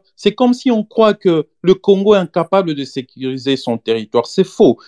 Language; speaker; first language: French; non-native, local second language; Lingala